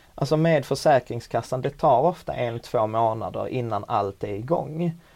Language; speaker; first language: Swedish; early bilingual, other home language; Czech